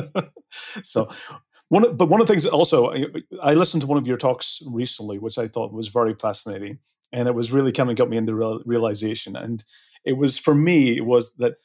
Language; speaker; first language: English; native; English